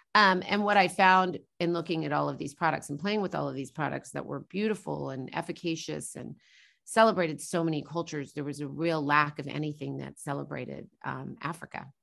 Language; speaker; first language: English; native; English